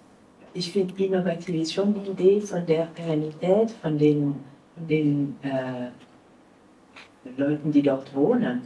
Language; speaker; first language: German; non-native, fluent; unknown